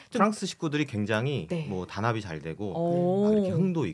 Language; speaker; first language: Korean; native; Korean